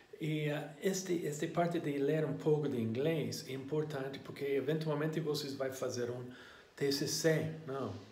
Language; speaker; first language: Portuguese; non-native, learner; English